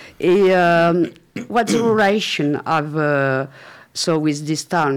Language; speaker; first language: English; non-native, learner; French